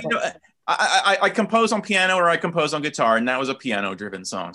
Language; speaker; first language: English; native; English